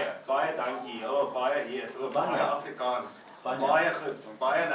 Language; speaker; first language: Afrikaans; non-native, fluent; English